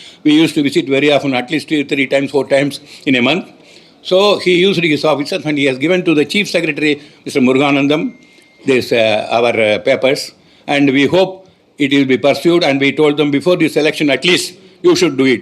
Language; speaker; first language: English; non-native, local second language; Tamil